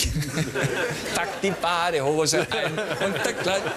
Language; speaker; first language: German; native; German